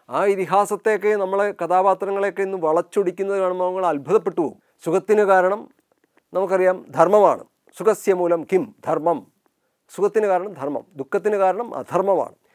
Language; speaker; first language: Malayalam; native; Malayalam